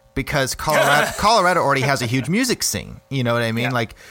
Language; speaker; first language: English; native; English